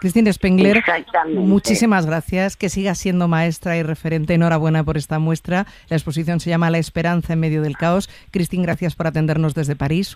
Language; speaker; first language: Spanish; native; Spanish